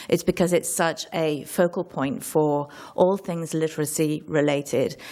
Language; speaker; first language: English; native; English